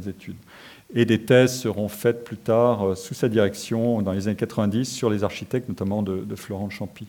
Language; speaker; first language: French; native; French